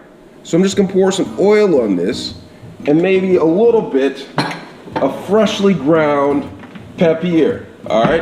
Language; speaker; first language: English; native; English